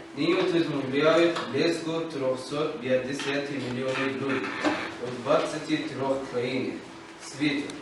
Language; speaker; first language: Ukrainian; non-native, learner; Arabic